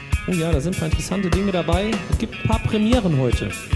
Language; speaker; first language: German; native; German